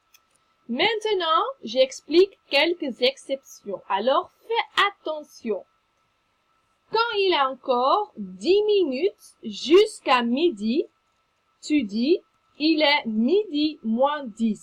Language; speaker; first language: French; non-native, fluent; Dutch